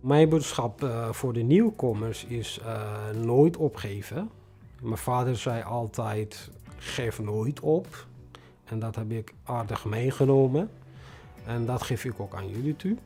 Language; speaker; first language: Dutch; non-native, fluent; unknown